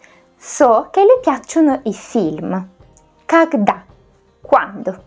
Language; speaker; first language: Italian; non-native, fluent; Russian